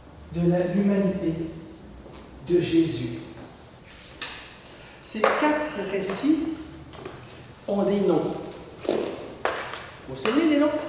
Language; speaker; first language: French; native; French